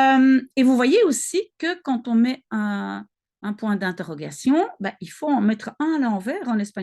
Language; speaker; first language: French; non-native, local second language; Dutch